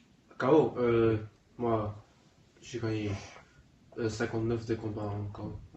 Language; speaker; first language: French; non-native, learner; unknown